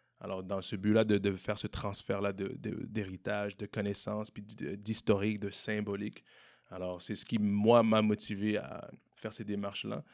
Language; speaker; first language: French; native; French